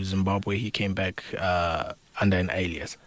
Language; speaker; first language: English; non-native, local second language; North Ndebele